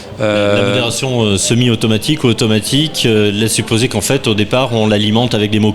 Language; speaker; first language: French; native; French